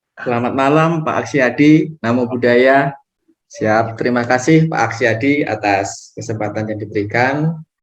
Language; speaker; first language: Indonesian; non-native, local second language; Javanese